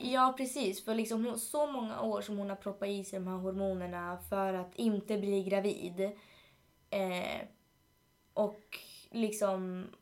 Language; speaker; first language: Swedish; early bilingual, other home language; Spanish